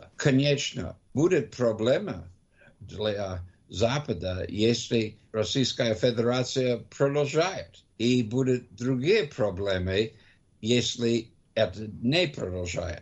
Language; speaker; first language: Russian; non-native, learner; English